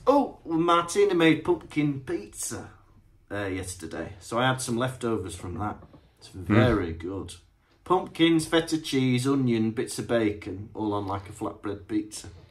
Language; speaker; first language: English; native; English